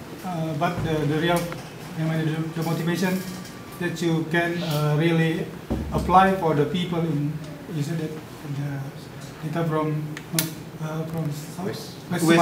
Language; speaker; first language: English; non-native, learner; Indonesian